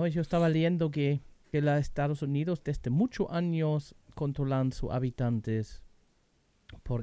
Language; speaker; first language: Spanish; non-native, learner; German